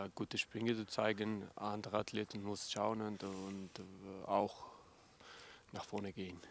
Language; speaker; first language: German; non-native, learner; Russian